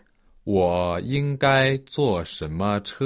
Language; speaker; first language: Chinese; non-native, learner; Portuguese